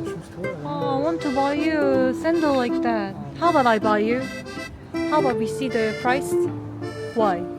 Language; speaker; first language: English; non-native, learner; Korean